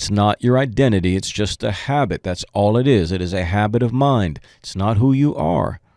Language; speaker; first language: English; native; English